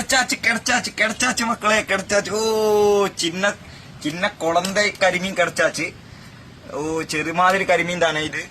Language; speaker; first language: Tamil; non-native, learner; Malayalam